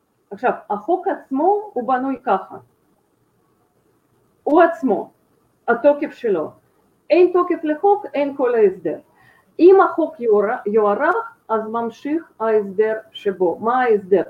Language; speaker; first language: Hebrew; non-native, fluent; Russian